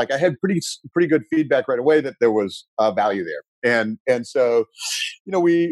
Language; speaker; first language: English; native; English